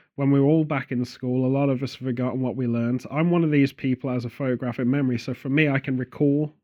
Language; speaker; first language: English; native; English